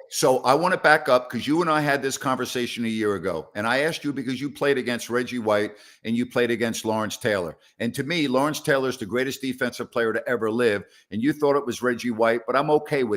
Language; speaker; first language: English; native; English